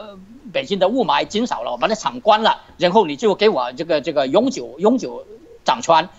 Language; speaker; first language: Chinese; native; Chinese